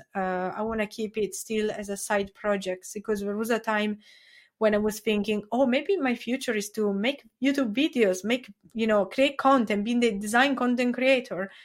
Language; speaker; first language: English; non-native, fluent; Italian